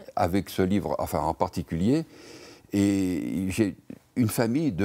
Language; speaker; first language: French; native; French